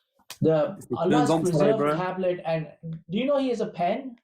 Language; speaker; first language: English; native; English